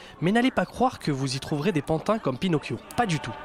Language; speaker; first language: French; native; French